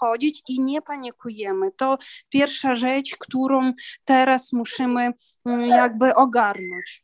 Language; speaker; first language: Polish; non-native, learner; Ukrainian